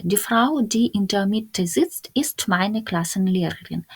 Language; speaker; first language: German; non-native, fluent; Ukrainian